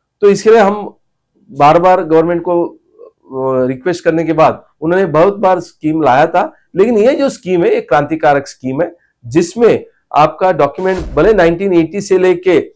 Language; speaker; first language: Hindi; non-native, local second language; Marathi